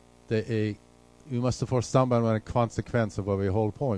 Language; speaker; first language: Swedish; non-native, fluent; English